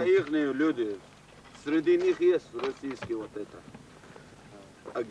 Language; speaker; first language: Russian; non-native, local second language; Chechen